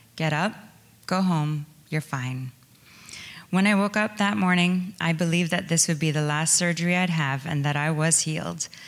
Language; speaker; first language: English; native; English